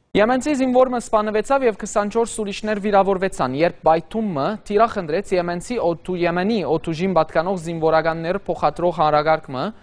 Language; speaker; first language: Armenian; early bilingual, heritage; Armenian